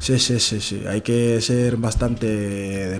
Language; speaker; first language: Spanish; non-native, learner; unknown